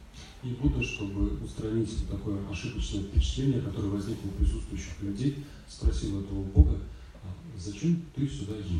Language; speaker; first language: Russian; native; Russian